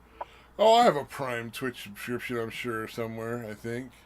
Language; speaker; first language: English; native; English